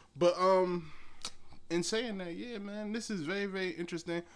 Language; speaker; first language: English; native; English